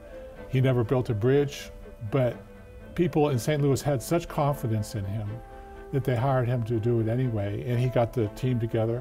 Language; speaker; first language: English; native; English